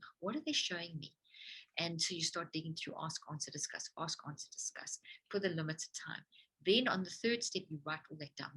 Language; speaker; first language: English; native; English